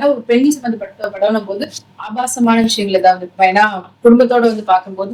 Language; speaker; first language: Tamil; native; Tamil